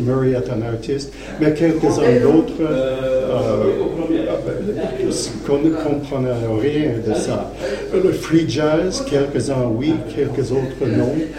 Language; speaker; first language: French; non-native, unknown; English